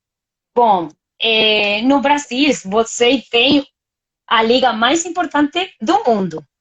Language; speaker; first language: Portuguese; non-native, fluent; Spanish